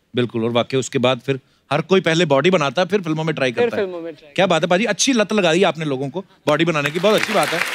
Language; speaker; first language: Hindi; native; Hindi